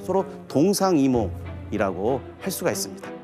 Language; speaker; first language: Korean; native; Korean